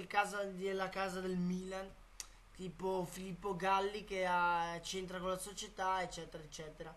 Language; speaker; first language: Italian; native; Italian